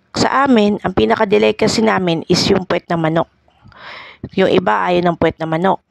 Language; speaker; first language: Filipino; non-native, local second language; Hiligaynon